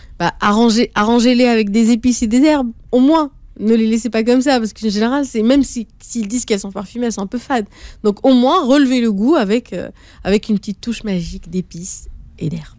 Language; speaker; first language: French; native; French